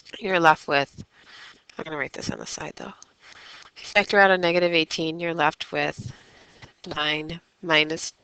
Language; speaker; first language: English; native; English